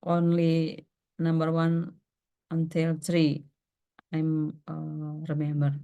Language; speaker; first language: English; non-native, learner; Indonesian